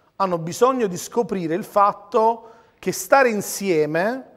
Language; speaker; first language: Italian; native; Italian